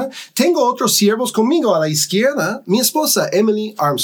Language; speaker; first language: Spanish; non-native, fluent; English